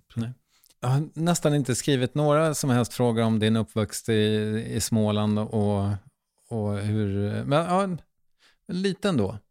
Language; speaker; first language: Swedish; native; Swedish